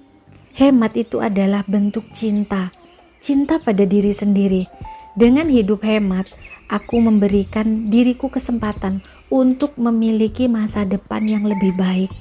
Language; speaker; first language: Indonesian; native; Indonesian